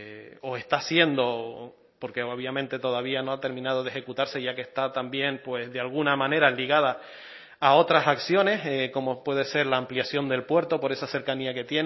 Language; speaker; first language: Spanish; native; Spanish